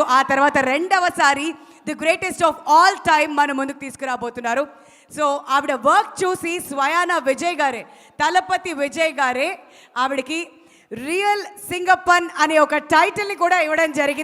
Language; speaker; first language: Telugu; native; Telugu